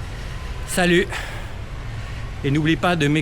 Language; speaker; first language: French; native; French